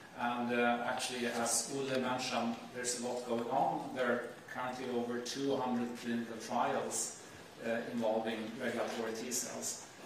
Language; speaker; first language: English; non-native, fluent; Swedish